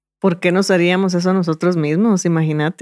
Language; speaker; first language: Spanish; native; Spanish